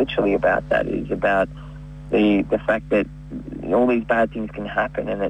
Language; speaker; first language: English; native; English